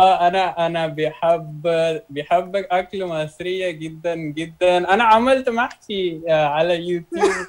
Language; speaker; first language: Arabic; non-native, learner; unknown